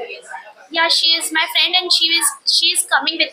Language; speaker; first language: English; non-native, learner; Hindi